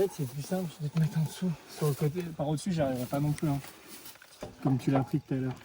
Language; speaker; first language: French; native; French